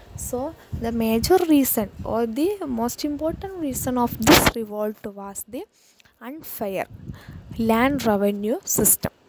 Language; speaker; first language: English; non-native, local second language; Malayalam